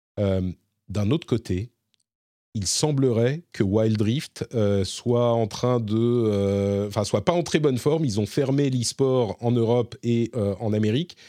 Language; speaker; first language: French; native; French